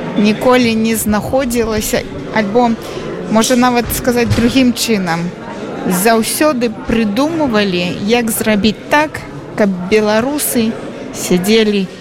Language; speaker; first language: Belarusian; non-native, local second language; Russian